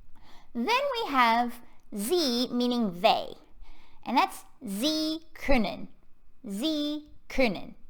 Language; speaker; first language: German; non-native, fluent; English